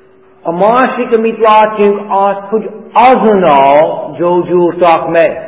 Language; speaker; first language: Hungarian; non-native, fluent; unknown